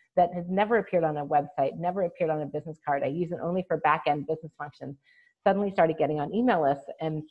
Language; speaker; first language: English; native; English